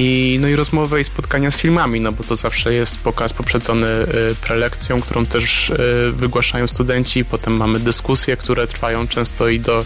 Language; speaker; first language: Polish; native; Polish